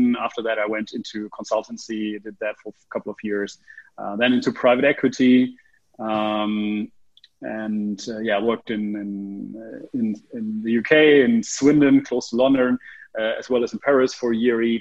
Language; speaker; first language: English; non-native, fluent; German